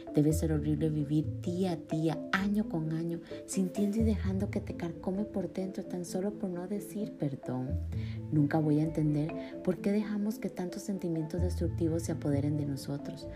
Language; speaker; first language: Spanish; native; Spanish